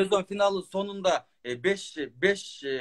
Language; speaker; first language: Turkish; non-native, learner; Kyrgyz